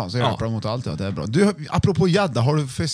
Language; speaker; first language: Swedish; native; Swedish